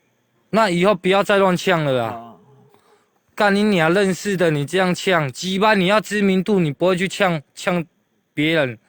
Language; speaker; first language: Chinese; native; Chinese